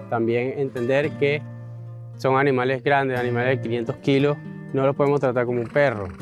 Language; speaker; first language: Spanish; native; Spanish